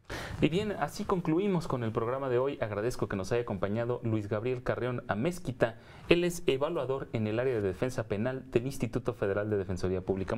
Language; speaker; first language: Spanish; native; Spanish